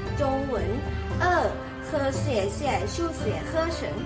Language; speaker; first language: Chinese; non-native, learner; Thai